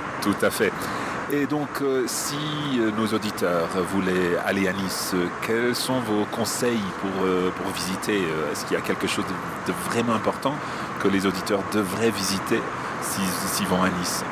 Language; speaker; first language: French; non-native, fluent; English